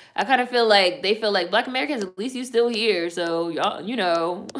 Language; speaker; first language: English; native; English